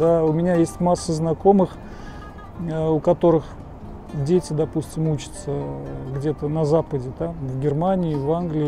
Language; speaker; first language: Russian; native; Russian